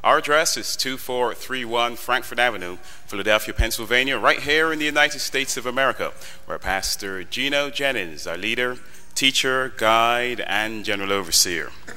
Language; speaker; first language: English; native; English